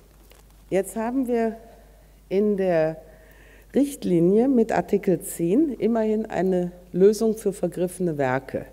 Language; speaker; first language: German; native; German